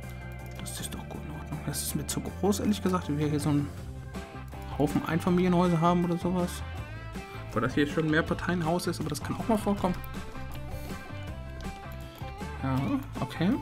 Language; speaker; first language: German; native; German